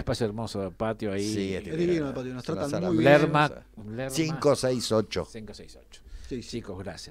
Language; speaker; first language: Spanish; native; Spanish